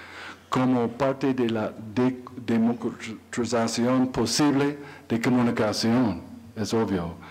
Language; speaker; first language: Spanish; non-native, learner; English